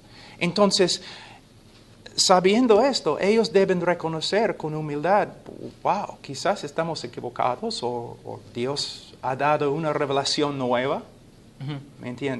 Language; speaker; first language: Spanish; non-native, fluent; English